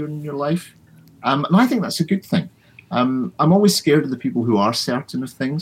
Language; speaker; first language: English; native; English